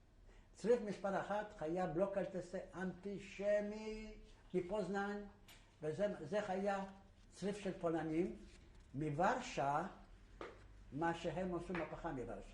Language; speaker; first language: Hebrew; non-native, fluent; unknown